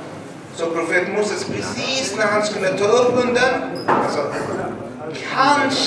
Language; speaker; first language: Swedish; early bilingual, other home language; Arabic